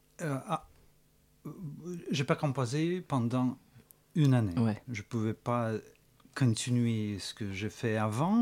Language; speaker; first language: French; non-native, fluent; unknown